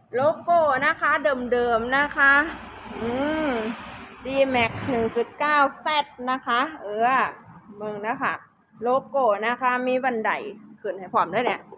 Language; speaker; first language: Thai; non-native, local second language; Northeastern Thai